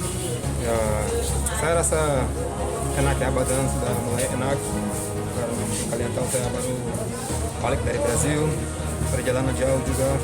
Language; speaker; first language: Indonesian; non-native, fluent; Portuguese